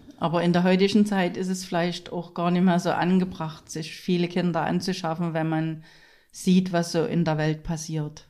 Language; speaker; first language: German; native; German